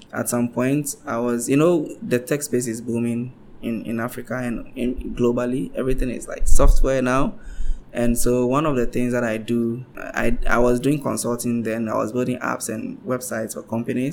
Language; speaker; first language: English; non-native, local second language; Ga